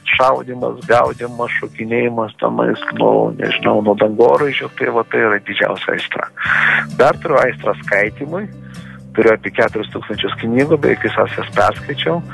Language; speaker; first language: Lithuanian; early bilingual, heritage; Kazakh